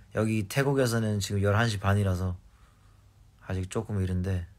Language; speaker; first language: Korean; early bilingual, heritage; Korean